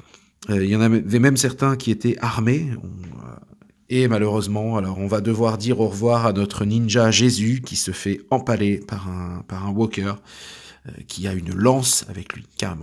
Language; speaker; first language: French; native; French